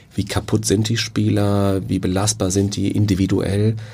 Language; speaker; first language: German; native; German